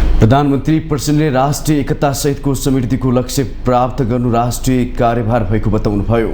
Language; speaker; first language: Nepali; native; Nepali